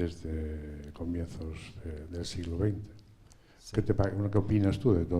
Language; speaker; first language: Spanish; native; Spanish